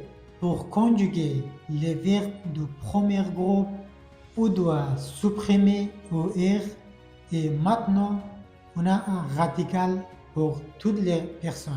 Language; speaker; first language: French; non-native, fluent; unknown